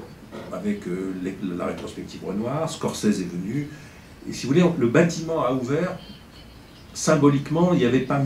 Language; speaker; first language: French; native; French